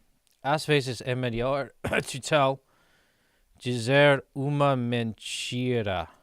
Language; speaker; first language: Portuguese; non-native, learner; English